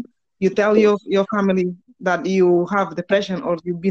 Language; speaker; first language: English; non-native, fluent; Spanish